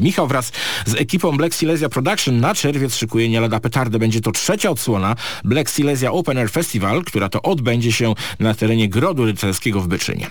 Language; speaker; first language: Polish; native; Polish